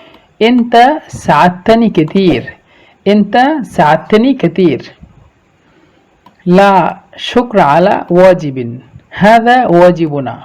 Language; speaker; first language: Arabic; non-native, fluent; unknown